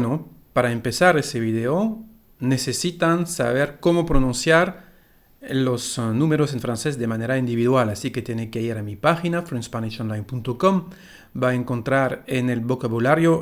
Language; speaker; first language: Spanish; non-native, fluent; French